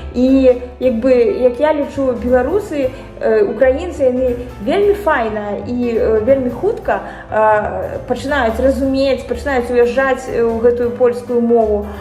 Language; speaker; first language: Belarusian; non-native, local second language; Russian